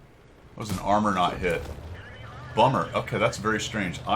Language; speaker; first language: English; native; English